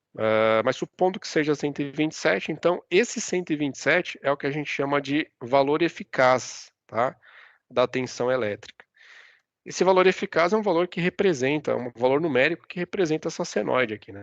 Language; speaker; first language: Portuguese; native; Portuguese